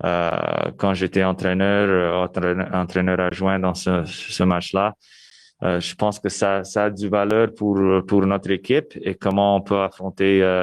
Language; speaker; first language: French; non-native, local second language; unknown